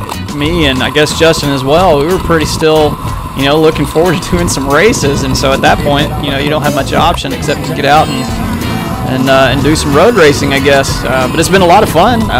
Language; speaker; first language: English; native; English